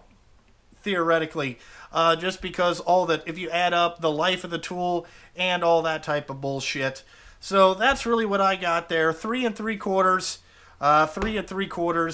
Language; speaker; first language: English; native; English